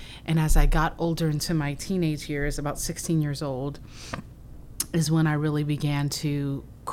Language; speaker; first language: English; native; English